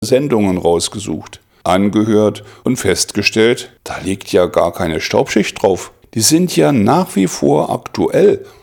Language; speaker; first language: German; native; German